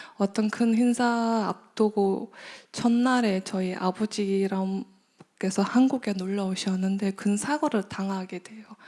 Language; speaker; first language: Korean; non-native, fluent; Mongolian